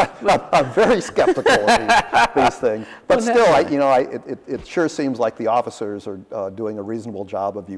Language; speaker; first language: English; native; English